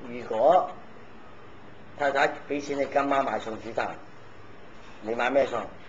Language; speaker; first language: Cantonese; native; Cantonese